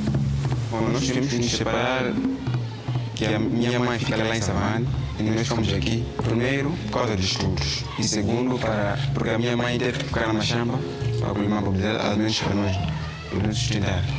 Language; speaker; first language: Portuguese; non-native, local second language; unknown